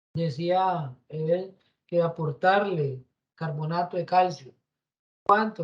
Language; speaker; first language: Spanish; native; Spanish